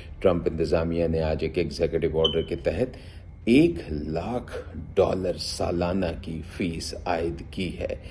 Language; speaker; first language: Urdu; native; Urdu